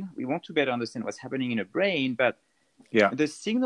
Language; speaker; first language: English; non-native, fluent; French